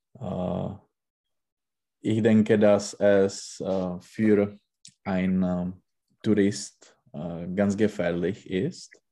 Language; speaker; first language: German; non-native, learner; Czech